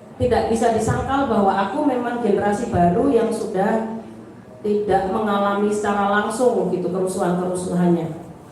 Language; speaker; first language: Indonesian; native; Indonesian